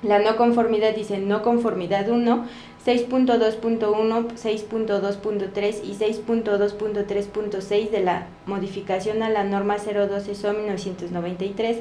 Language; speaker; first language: Spanish; native; Spanish